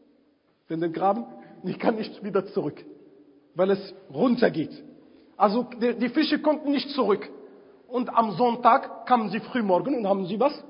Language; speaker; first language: German; non-native, fluent; Arabic